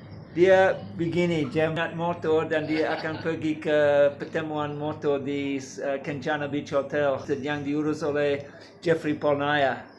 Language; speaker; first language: Indonesian; non-native, fluent; English